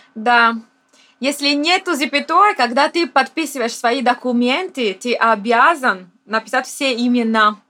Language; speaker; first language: Russian; non-native, fluent; Italian